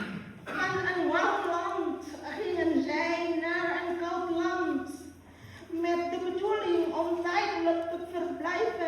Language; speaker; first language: Dutch; early bilingual, other home language; Malay